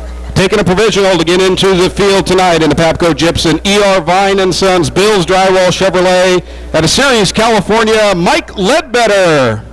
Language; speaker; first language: English; native; English